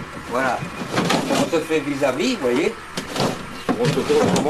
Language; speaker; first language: French; native; French